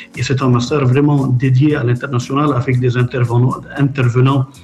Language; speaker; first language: French; non-native, local second language; Arabic